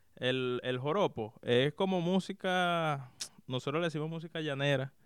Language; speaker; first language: Spanish; native; Spanish